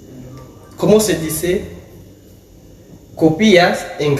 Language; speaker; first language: Spanish; non-native, learner; Haitian Creole